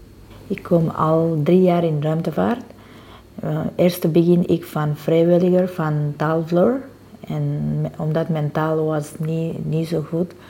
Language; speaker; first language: Dutch; non-native, learner; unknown